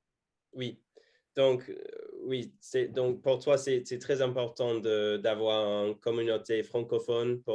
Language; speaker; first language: French; non-native, fluent; English